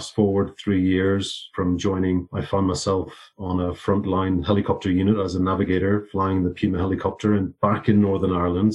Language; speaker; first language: English; native; English